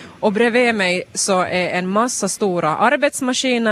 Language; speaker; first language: Swedish; native; Swedish